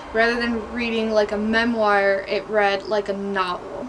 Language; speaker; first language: English; native; English